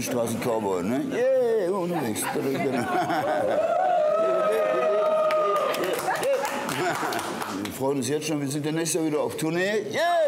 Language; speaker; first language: German; native; German